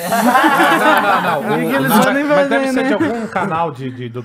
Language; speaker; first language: Portuguese; native; Portuguese